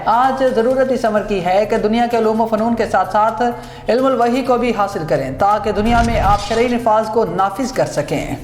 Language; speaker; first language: Urdu; non-native, local second language; Punjabi